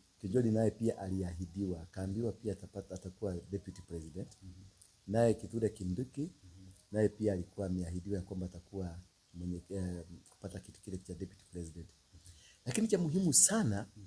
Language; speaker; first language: Swahili; non-native, local second language; Kikuyu